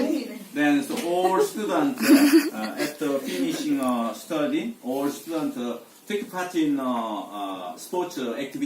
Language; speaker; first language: English; non-native, learner; Korean